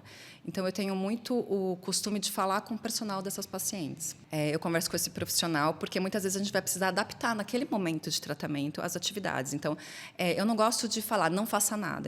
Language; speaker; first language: Portuguese; native; Portuguese